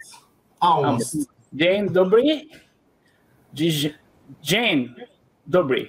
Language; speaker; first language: Polish; non-native, learner; Portuguese